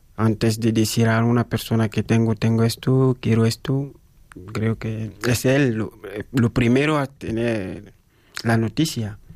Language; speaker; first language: Spanish; non-native, fluent; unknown